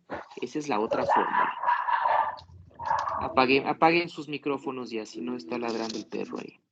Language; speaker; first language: Spanish; native; Spanish